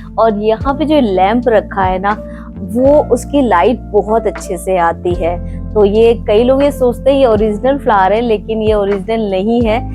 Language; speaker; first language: Hindi; native; Hindi